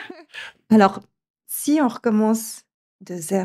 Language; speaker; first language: French; native; French